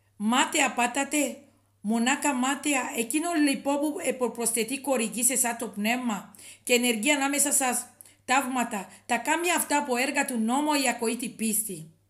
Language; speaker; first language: Greek; non-native, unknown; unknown